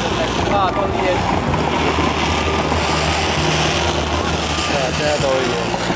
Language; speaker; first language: Chinese; native; Chinese